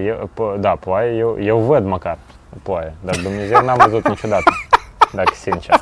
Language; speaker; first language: Romanian; non-native, local second language; Russian